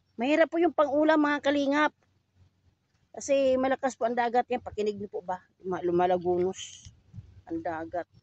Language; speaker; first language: Filipino; non-native, local second language; Cebuano